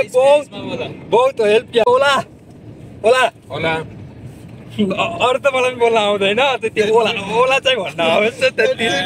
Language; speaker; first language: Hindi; non-native, learner; Nepali